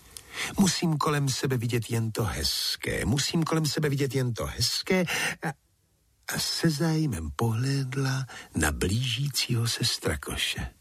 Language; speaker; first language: Czech; native; Czech